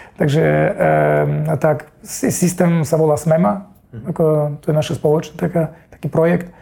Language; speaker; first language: Slovak; non-native, fluent; Russian